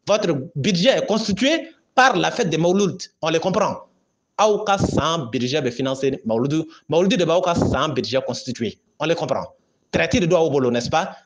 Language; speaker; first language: French; non-native, local second language; Bambara